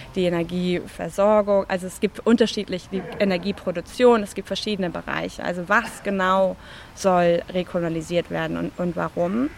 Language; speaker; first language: German; native; German